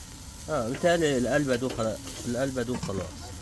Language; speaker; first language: Arabic; native; Arabic